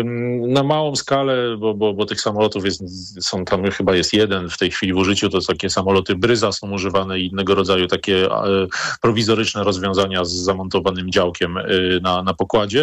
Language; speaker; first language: Polish; native; Polish